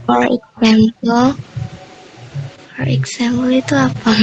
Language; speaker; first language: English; non-native, learner; Indonesian